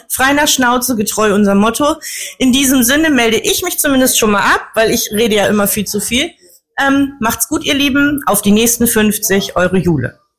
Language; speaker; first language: German; native; German